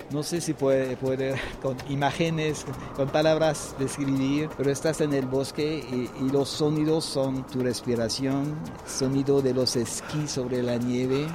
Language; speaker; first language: Spanish; non-native, fluent; French